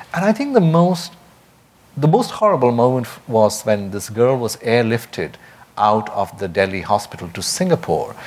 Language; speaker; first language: English; non-native, local second language; Bangla